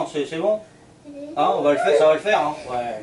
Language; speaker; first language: French; native; French